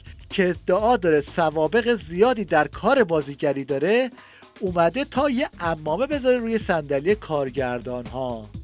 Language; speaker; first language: Persian; native; Persian